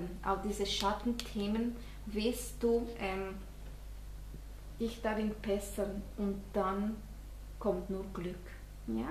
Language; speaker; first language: German; non-native, fluent; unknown